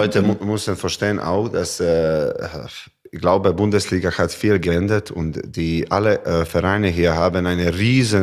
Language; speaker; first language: German; non-native, learner; Serbian